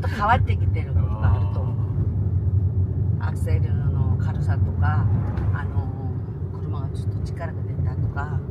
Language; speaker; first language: Japanese; non-native, local second language; Korean